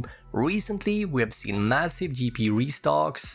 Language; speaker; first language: English; native; English